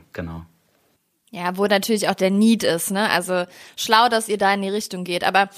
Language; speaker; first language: German; native; German